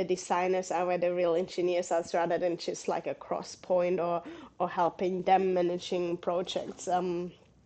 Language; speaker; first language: English; non-native, fluent; German